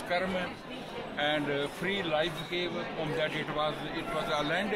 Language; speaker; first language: Dutch; non-native, learner; Punjabi